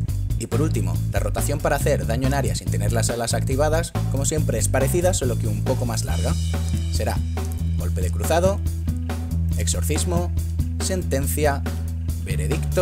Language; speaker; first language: Spanish; native; Spanish